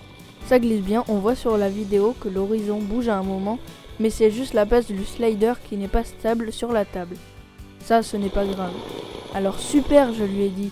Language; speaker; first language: French; native; French